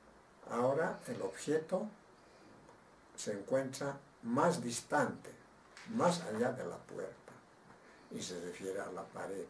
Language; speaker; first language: Spanish; non-native, local second language; Aymara